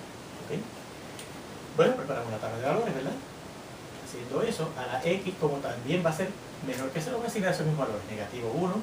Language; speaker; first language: Spanish; native; Spanish